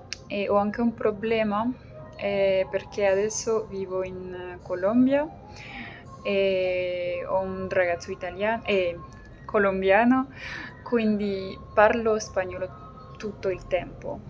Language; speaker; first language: Italian; non-native, learner; French